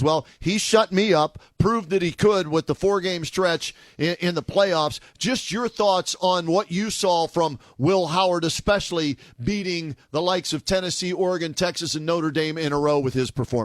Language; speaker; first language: English; native; English